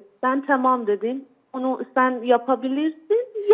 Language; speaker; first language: Turkish; non-native, learner; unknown